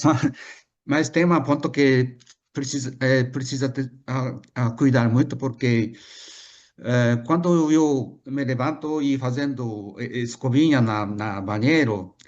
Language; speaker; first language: Portuguese; non-native, fluent; Japanese